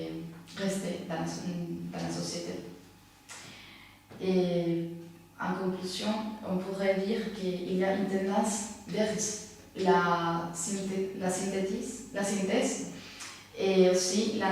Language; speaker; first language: French; non-native, fluent; Spanish